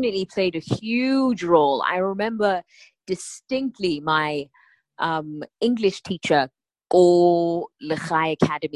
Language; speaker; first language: English; non-native, local second language; Tswana